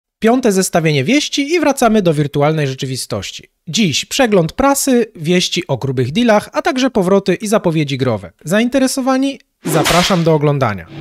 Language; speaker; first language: Polish; native; Polish